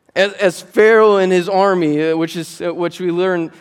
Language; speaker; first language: English; native; English